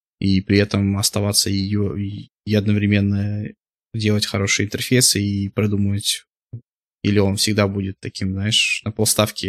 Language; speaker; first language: Russian; native; Russian